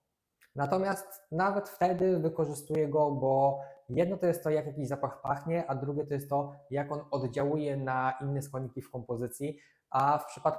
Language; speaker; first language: Polish; native; Polish